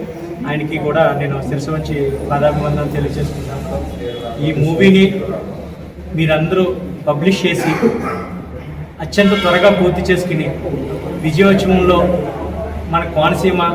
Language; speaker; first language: Telugu; native; Telugu